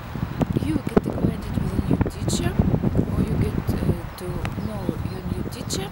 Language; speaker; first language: English; non-native, fluent; Russian